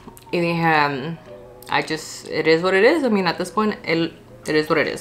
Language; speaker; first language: English; early bilingual, other home language; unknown